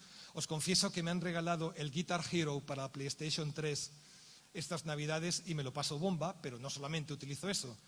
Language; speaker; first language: Spanish; native; Spanish